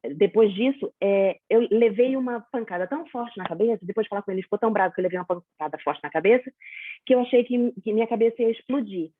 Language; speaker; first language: Portuguese; native; Portuguese